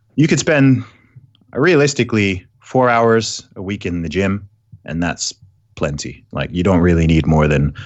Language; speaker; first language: English; early bilingual, other home language; Arabic